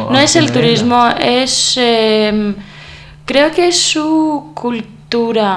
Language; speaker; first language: Spanish; non-native, learner; Greek